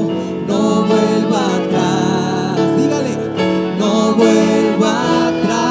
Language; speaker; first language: Spanish; native; Spanish